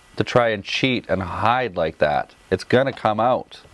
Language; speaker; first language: English; native; English